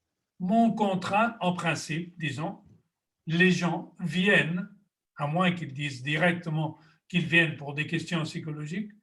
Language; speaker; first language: French; non-native, fluent; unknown